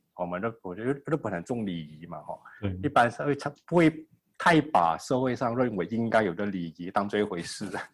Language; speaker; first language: Chinese; native; Chinese